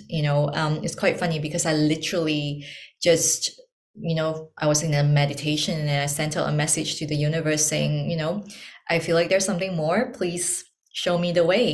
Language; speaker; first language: English; non-native, local second language; Chinese